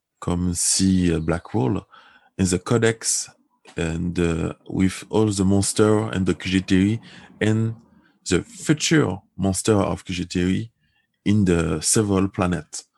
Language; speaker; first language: English; non-native, learner; French